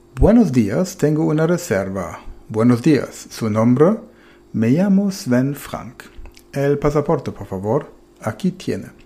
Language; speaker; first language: Spanish; non-native, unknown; German